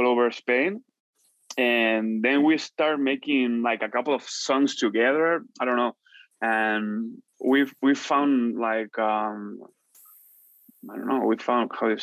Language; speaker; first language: English; non-native, fluent; Spanish